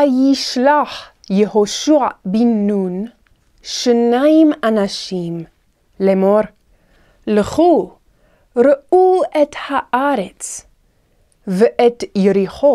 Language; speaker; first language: Hebrew; non-native, fluent; English